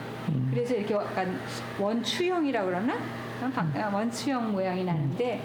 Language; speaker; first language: Korean; native; Korean